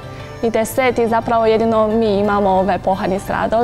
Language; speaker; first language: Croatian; non-native, learner; Chinese